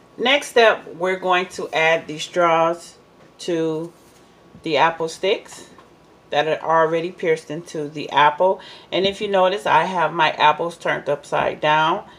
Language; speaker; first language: English; native; English